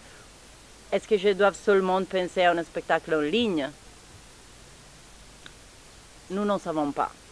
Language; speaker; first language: French; non-native, fluent; Italian